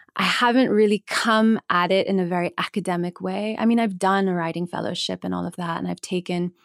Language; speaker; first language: English; native; English